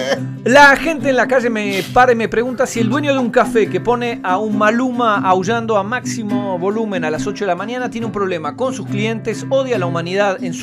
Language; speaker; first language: Spanish; native; Spanish